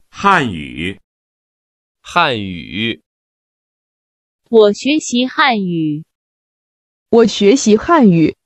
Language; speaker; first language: Chinese; non-native, learner; Urdu